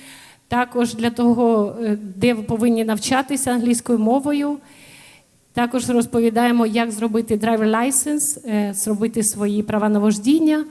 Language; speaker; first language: Ukrainian; native; Ukrainian